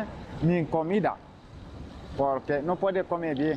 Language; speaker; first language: Spanish; non-native, learner; Bambara